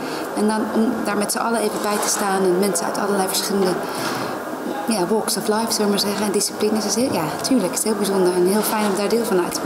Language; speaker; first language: Dutch; native; Dutch